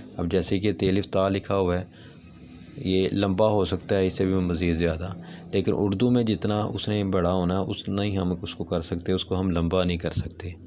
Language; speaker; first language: Urdu; non-native, local second language; Punjabi